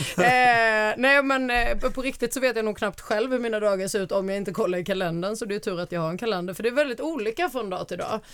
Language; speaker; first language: Swedish; native; Swedish